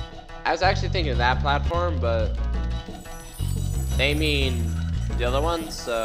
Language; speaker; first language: English; native; English